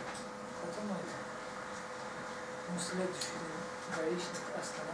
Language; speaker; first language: Russian; non-native, learner; Tajik